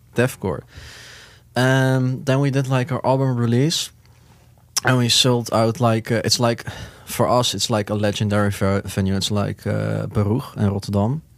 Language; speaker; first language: English; non-native, fluent; Dutch